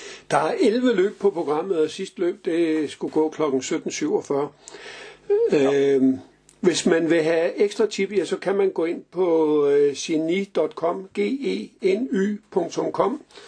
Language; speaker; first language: Danish; native; Danish